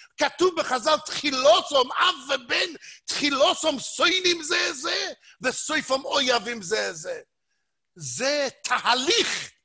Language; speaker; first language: Hebrew; non-native, fluent; English